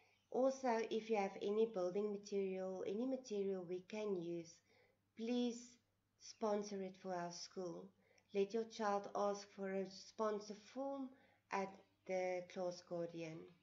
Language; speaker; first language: English; non-native, local second language; Afrikaans